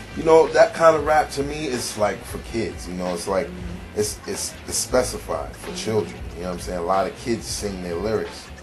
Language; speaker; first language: English; native; English